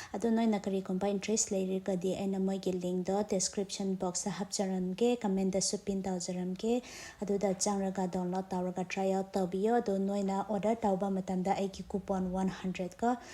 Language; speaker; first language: Manipuri; non-native, local second language; Tangkhul Naga (India)